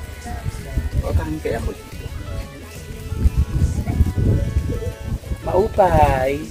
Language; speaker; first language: Filipino; non-native, local second language; Waray